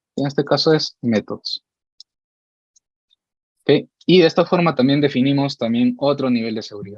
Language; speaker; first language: Spanish; native; Spanish